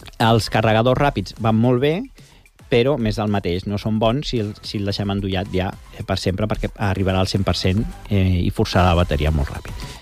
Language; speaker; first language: Catalan; non-native, local second language; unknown